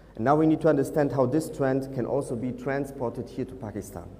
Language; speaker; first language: English; non-native, fluent; German